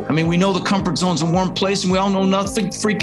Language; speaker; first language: English; early bilingual, other home language; Dutch